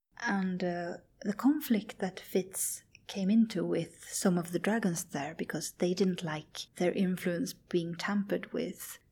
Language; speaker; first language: English; non-native, fluent; Swedish